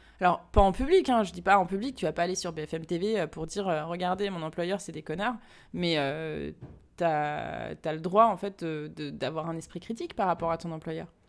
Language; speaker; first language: French; native; French